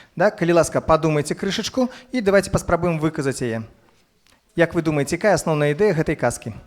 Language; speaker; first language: Belarusian; non-native, local second language; Russian